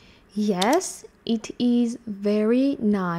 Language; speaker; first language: English; non-native, fluent; Georgian